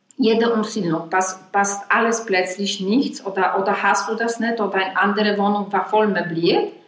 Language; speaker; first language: German; non-native, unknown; Polish